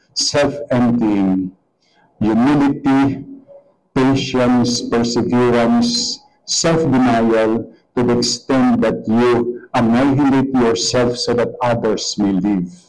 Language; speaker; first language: English; non-native, local second language; Hiligaynon